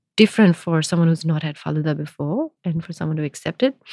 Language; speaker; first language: English; non-native, local second language; Gujarati